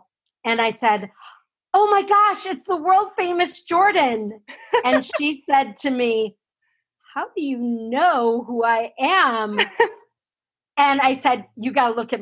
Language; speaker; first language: English; native; English